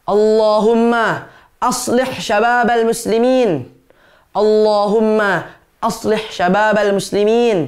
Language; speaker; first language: Arabic; non-native, learner; Indonesian